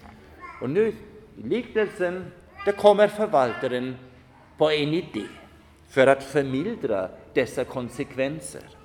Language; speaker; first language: Swedish; non-native, fluent; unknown